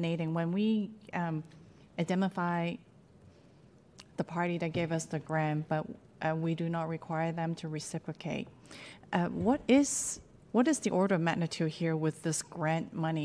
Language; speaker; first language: English; non-native, local second language; Cantonese